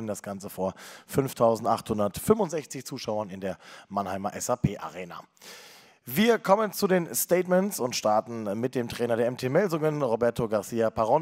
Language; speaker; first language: German; native; German